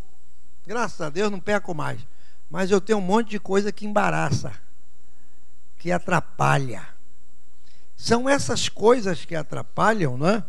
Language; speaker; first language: Portuguese; native; Portuguese